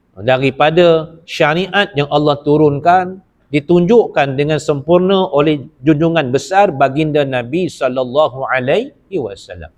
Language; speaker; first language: Malay; native; Malay